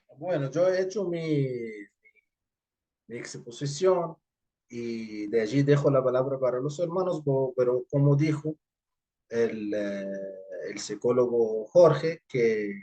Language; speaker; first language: Spanish; non-native, fluent; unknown